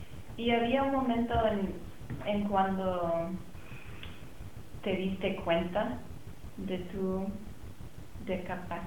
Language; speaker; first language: Spanish; non-native, fluent; English